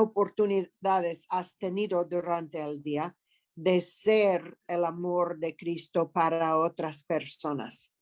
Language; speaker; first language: Spanish; non-native, fluent; English